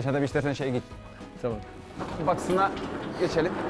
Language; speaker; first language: Turkish; native; Turkish